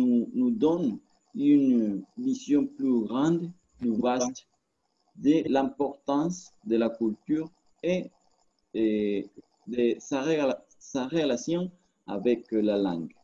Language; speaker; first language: French; non-native, learner; Spanish